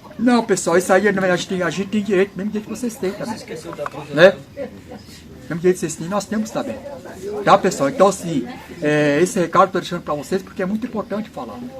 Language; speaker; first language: Portuguese; non-native, local second language; Guarani